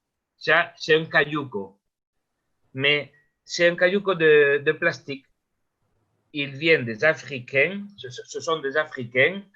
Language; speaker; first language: French; non-native, learner; Spanish